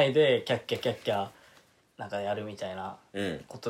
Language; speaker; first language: Japanese; native; Japanese